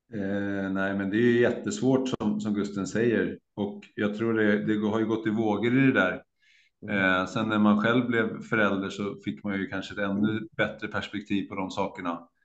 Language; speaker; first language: Swedish; native; Swedish